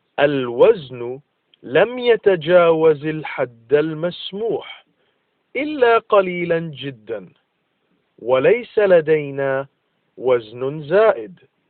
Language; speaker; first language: Arabic; non-native, fluent; English